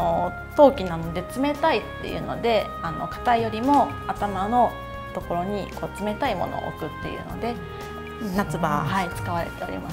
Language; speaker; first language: Japanese; native; Japanese